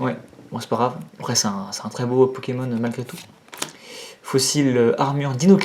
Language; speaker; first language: French; native; French